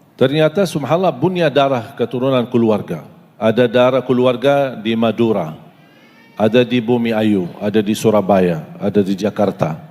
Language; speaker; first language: Indonesian; non-native, fluent; Arabic